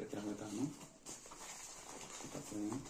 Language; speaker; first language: Czech; native; Czech